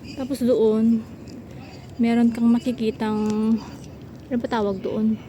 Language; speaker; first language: Filipino; non-native, local second language; Iloko